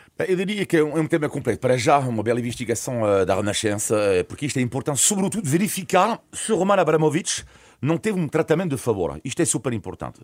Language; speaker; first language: Portuguese; non-native, fluent; French